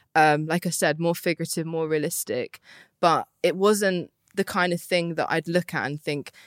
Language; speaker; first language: English; native; English